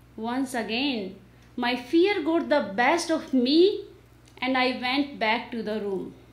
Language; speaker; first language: English; non-native, local second language; Nepali